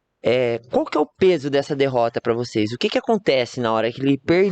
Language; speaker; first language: Portuguese; native; Portuguese